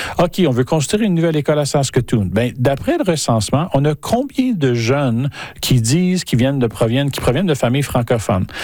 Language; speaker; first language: French; native; French